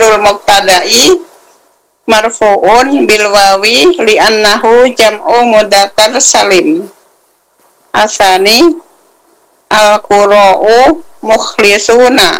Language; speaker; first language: Arabic; non-native, learner; Indonesian